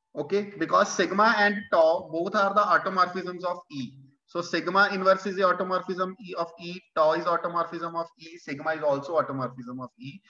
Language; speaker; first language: English; non-native, local second language; Punjabi